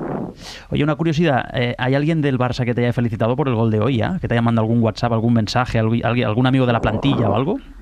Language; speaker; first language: Spanish; native; Spanish